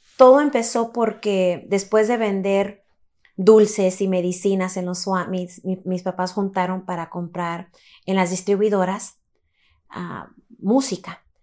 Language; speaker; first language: Spanish; early bilingual, heritage; Spanish